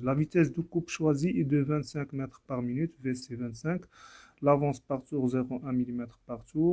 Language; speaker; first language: French; non-native, local second language; Arabic